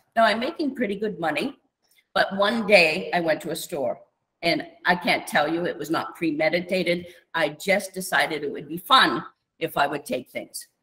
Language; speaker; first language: English; native; English